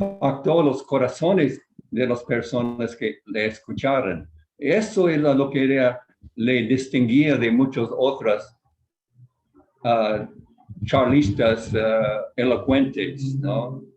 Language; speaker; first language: Spanish; non-native, fluent; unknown